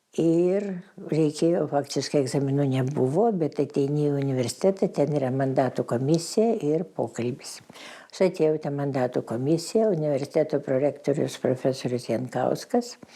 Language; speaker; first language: Lithuanian; non-native, local second language; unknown